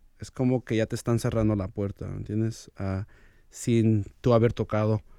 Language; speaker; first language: Spanish; early bilingual, heritage; Spanish